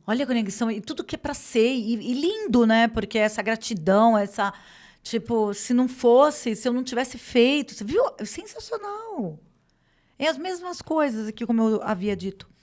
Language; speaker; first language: Portuguese; native; Portuguese